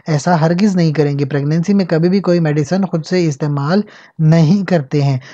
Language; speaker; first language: Hindi; native; Hindi